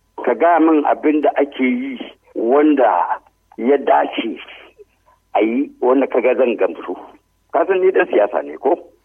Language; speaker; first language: Hausa; native; Hausa